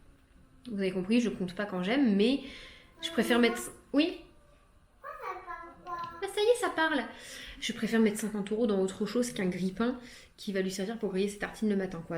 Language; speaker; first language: French; native; French